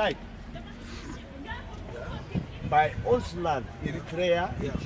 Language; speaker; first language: Dutch; non-native, learner; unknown